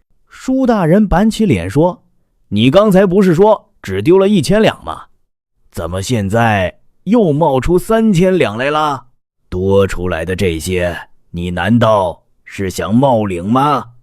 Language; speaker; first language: Chinese; native; Chinese